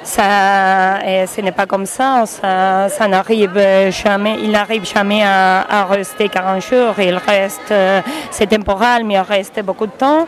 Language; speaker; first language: French; non-native, learner; Spanish